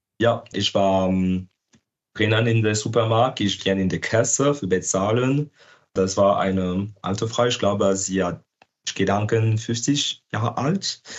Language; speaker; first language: German; non-native, learner; French